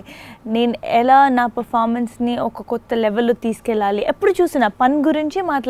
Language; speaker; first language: Telugu; non-native, local second language; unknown